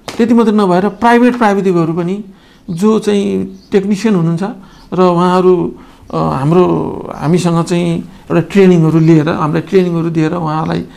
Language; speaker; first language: Nepali; native; Nepali